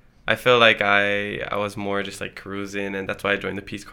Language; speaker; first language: English; early bilingual, other home language; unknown